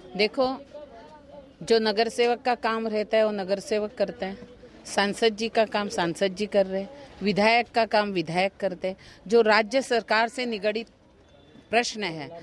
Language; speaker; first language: Hindi; non-native, local second language; Marathi